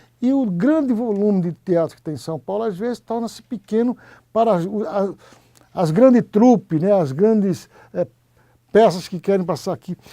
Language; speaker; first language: Portuguese; native; Portuguese